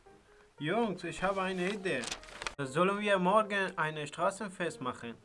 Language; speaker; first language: German; non-native, learner; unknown